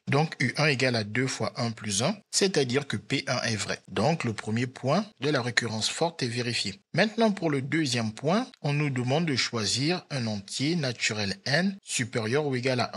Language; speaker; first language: French; native; French